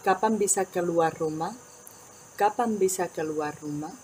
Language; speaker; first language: Indonesian; non-native, fluent; Spanish